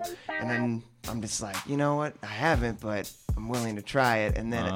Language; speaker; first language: English; native; English